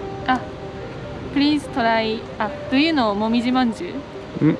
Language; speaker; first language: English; non-native, learner; Japanese